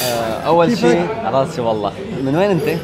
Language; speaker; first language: Arabic; native; Arabic